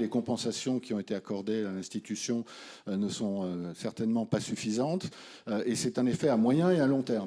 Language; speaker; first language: French; native; French